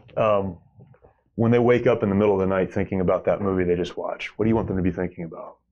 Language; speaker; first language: English; native; English